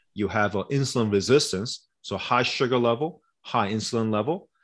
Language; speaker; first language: English; early bilingual, other home language; Korean